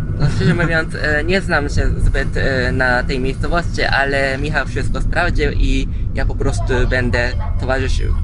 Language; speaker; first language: Polish; non-native, fluent; Japanese